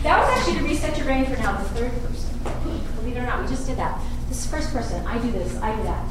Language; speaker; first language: English; native; English